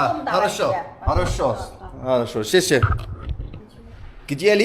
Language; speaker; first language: Russian; non-native, learner; English